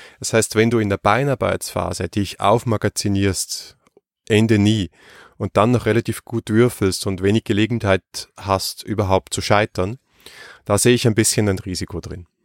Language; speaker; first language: German; native; German